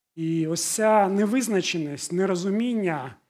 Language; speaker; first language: Ukrainian; non-native, local second language; Russian